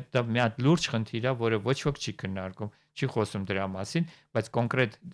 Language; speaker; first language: Armenian; native; Armenian